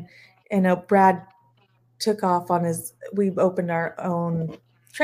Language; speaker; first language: English; native; English